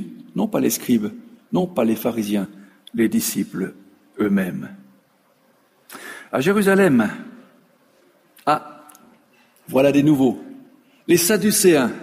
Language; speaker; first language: French; native; French